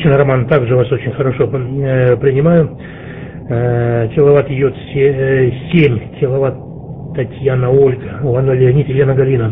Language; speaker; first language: Russian; native; Russian